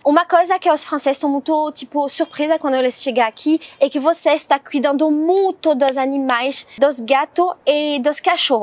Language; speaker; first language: Portuguese; non-native, learner; French